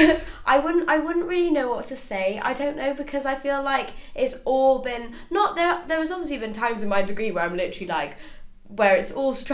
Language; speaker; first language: English; native; English